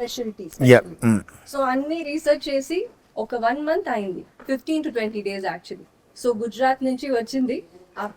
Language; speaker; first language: Telugu; non-native, local second language; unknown